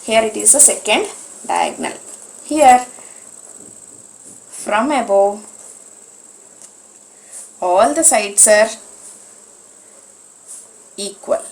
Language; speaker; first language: English; non-native, local second language; Telugu